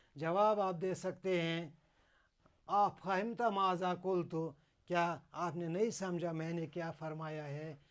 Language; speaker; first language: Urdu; non-native, local second language; Kashmiri